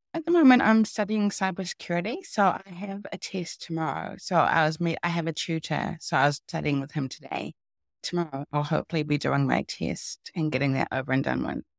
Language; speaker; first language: English; native; English